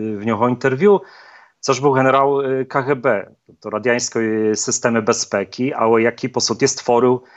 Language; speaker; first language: Polish; non-native, learner; Ukrainian